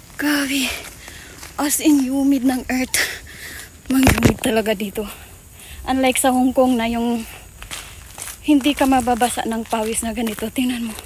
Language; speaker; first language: Filipino; non-native, local second language; Cebuano